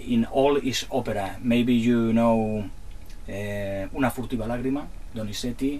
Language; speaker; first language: English; non-native, learner; Spanish